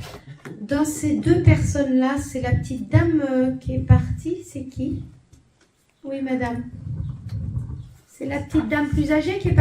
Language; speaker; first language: French; native; French